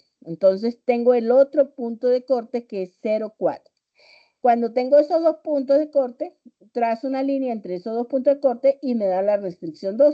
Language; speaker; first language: Spanish; native; Spanish